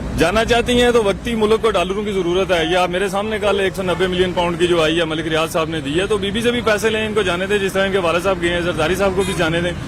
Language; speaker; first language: Urdu; non-native, local second language; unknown